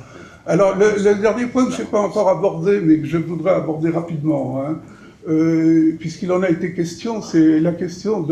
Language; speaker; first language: French; native; French